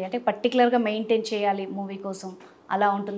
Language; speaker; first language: Telugu; native; Telugu